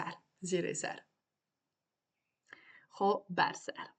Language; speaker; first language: Persian; non-native, learner; French